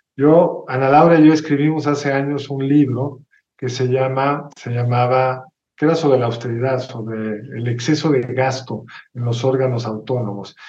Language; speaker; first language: Spanish; native; Spanish